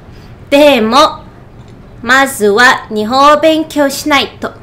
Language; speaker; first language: Japanese; non-native, learner; Portuguese